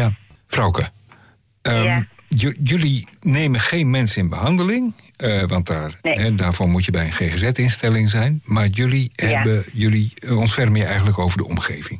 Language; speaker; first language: Dutch; native; Dutch